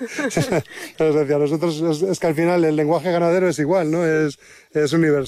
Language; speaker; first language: Spanish; native; Spanish